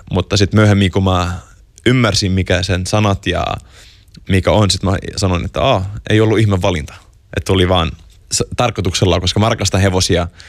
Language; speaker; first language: Finnish; non-native, fluent; Arabic